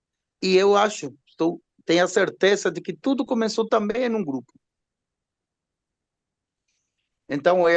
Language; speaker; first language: Portuguese; non-native, learner; Spanish